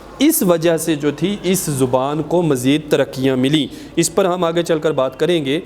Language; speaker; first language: Urdu; non-native, local second language; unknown